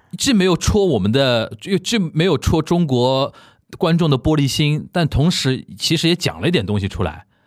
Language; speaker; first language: Chinese; native; Chinese